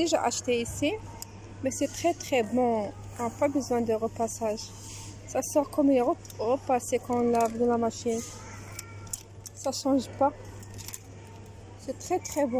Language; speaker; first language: French; non-native, local second language; Arabic